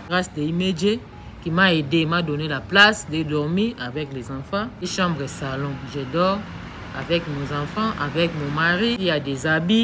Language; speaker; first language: French; non-native, learner; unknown